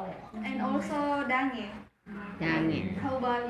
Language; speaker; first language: English; non-native, learner; Buginese